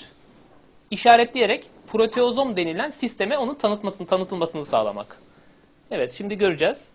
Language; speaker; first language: Turkish; native; Turkish